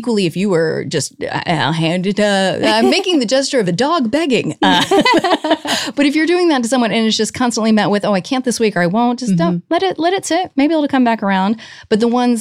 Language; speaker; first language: English; native; English